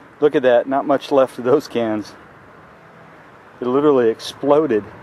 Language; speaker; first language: English; native; English